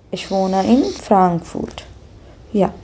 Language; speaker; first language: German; non-native, fluent; Hindi